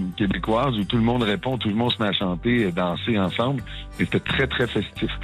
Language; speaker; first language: French; native; French